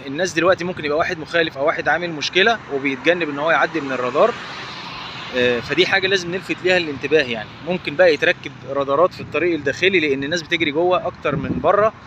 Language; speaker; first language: Egyptian Arabic; native; Egyptian Arabic